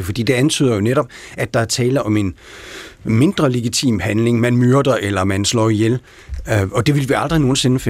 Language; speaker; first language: Danish; native; Danish